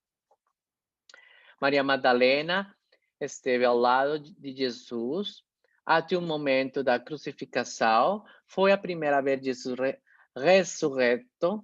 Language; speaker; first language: Portuguese; non-native, fluent; Spanish